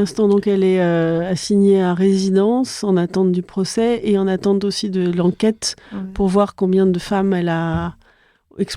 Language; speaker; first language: French; native; French